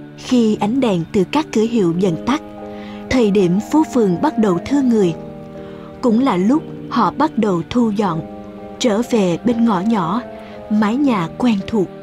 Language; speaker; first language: Vietnamese; native; Vietnamese